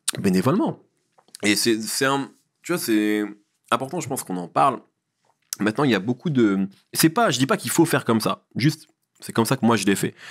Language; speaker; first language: French; early bilingual, other home language; Arabic